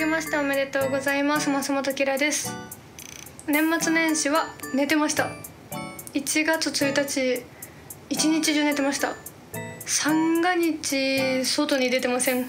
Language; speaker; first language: Japanese; native; Japanese